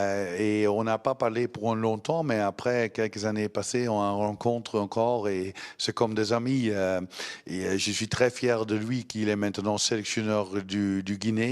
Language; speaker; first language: French; non-native, learner; Dutch